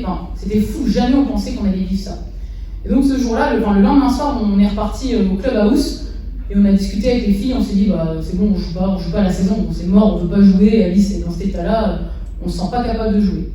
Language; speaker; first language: French; native; French